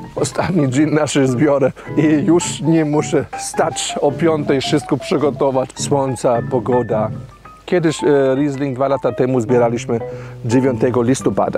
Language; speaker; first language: Polish; non-native, learner; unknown